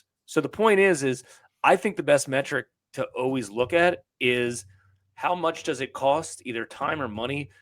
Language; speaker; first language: English; native; English